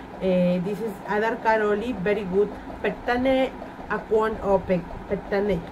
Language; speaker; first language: English; non-native, learner; Spanish